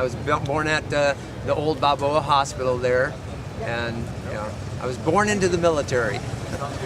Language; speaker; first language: English; native; English